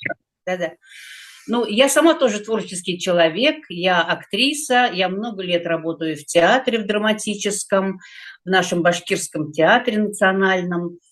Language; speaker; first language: Russian; native; Russian